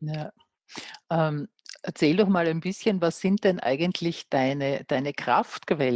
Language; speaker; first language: German; native; German